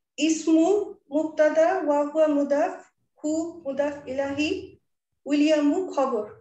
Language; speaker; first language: Arabic; non-native, learner; Bangla